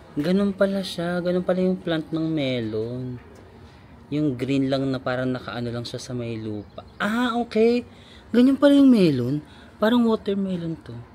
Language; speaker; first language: Filipino; native; Filipino